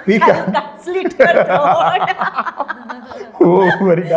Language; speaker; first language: Telugu; non-native, learner; Kannada